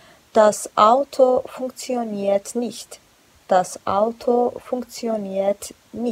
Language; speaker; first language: German; non-native, fluent; Georgian